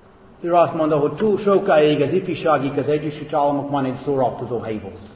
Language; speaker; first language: Hungarian; non-native, fluent; English